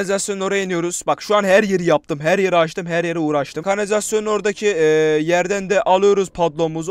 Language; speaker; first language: Turkish; native; Turkish